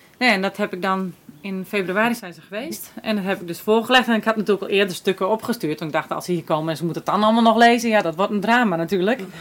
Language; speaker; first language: Dutch; native; Dutch